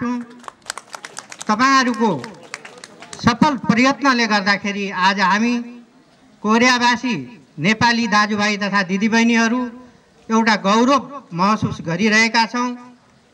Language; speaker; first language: Nepali; native; Nepali